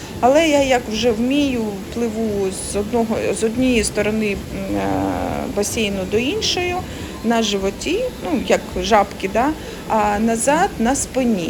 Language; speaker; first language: Ukrainian; non-native, local second language; Russian